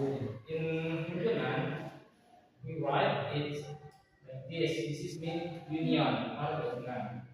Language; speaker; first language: English; non-native, learner; Indonesian